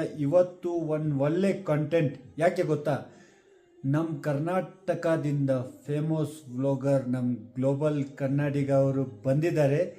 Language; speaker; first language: Kannada; non-native, fluent; Ladakhi